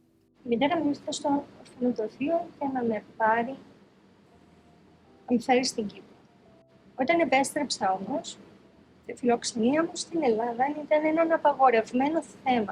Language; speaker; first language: Greek; native; Greek